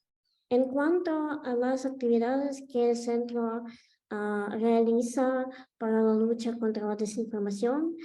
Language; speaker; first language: Spanish; non-native, fluent; Ukrainian